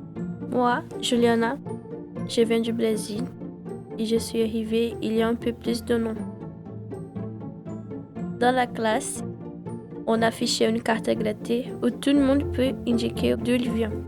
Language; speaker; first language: French; non-native, learner; Portuguese